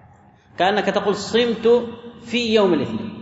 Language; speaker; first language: Arabic; native; Arabic